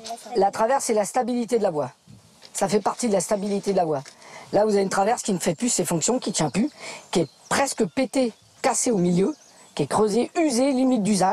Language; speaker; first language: French; native; French